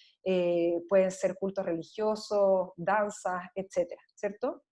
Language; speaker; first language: Spanish; native; Spanish